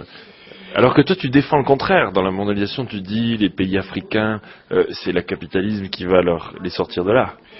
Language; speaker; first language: French; native; French